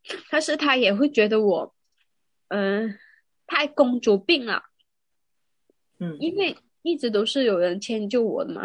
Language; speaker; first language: Chinese; non-native, local second language; Cantonese